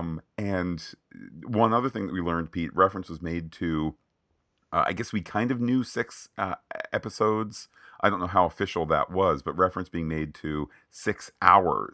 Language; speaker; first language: English; native; English